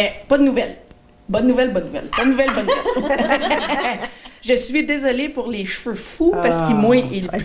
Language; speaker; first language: French; native; French